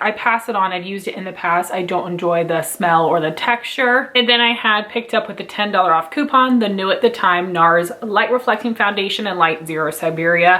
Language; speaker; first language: English; native; English